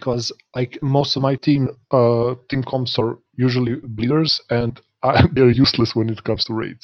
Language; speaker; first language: English; non-native, fluent; Serbian